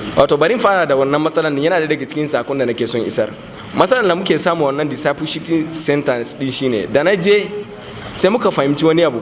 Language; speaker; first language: Hausa; non-native, local second language; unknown